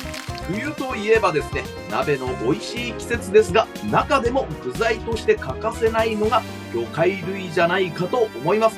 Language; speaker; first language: Japanese; native; Japanese